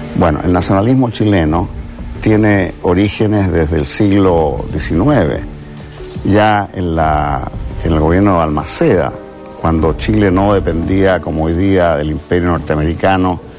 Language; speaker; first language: Spanish; native; Spanish